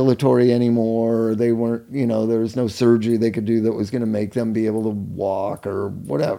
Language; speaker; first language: English; native; English